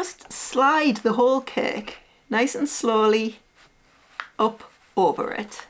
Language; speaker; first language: English; native; English